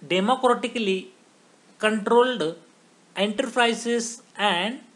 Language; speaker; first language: English; non-native, local second language; Marathi